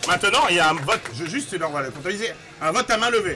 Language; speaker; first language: French; native; French